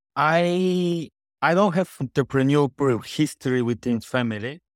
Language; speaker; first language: English; non-native, fluent; Bulgarian